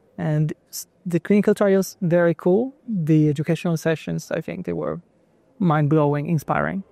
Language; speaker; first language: English; non-native, fluent; Italian